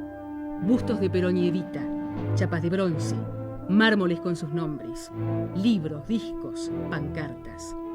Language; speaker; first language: Spanish; native; Spanish